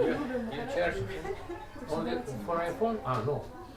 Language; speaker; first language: English; non-native, learner; Russian